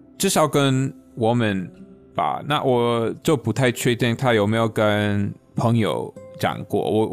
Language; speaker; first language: Chinese; non-native, fluent; English